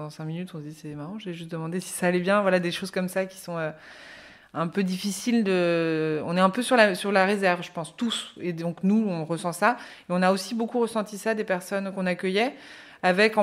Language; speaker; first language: French; native; French